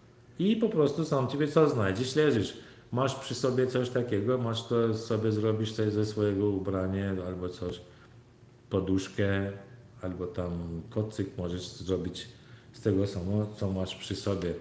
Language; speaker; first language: Polish; non-native, learner; Turkmen